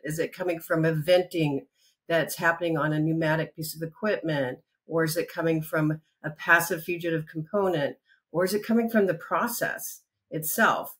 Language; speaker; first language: English; native; English